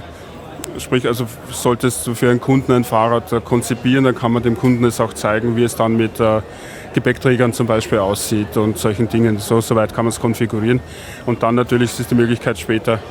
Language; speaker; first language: German; native; German